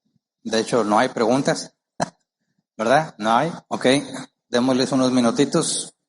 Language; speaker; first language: Spanish; native; Spanish